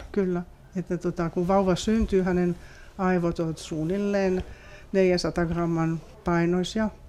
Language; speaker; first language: Finnish; non-native, fluent; French